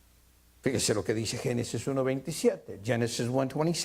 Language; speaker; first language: Spanish; early bilingual, heritage; Spanish